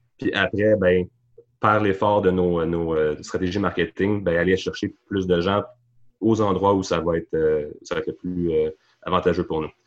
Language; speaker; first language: French; native; French